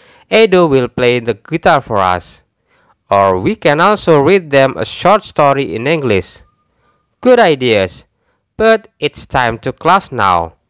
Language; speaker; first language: English; non-native, fluent; Indonesian